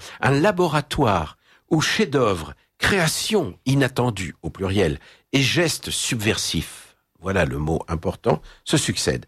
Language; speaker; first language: French; native; French